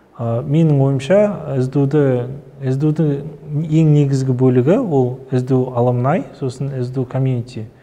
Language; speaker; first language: Kazakh; early bilingual, other home language; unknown